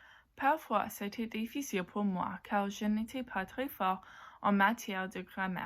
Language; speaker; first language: French; non-native, local second language; English